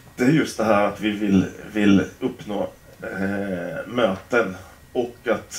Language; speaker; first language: Swedish; native; Swedish